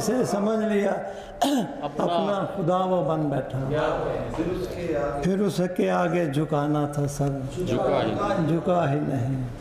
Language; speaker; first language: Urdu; non-native, local second language; Punjabi